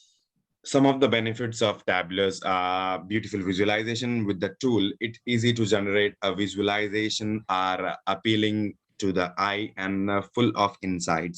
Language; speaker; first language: English; non-native, local second language; Urdu